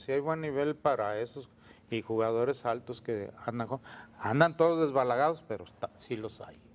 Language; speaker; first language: Spanish; native; Spanish